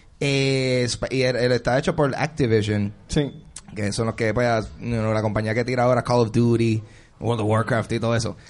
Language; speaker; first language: Spanish; native; Spanish